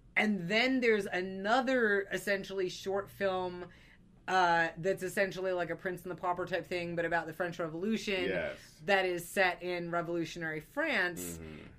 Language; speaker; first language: English; native; English